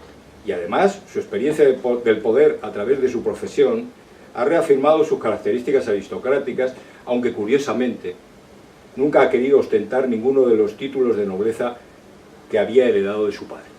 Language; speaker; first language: Spanish; native; Spanish